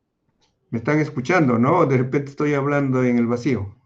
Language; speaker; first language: Spanish; native; Spanish